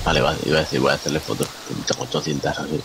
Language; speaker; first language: Spanish; native; Spanish